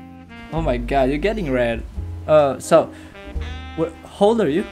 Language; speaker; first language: English; non-native, learner; Indonesian